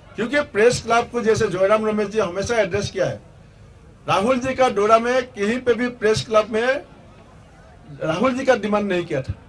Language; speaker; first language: Hindi; non-native, local second language; Assamese